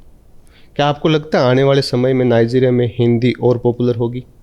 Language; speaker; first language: Hindi; native; Hindi